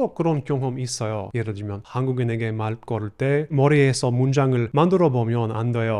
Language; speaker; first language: Korean; non-native, fluent; English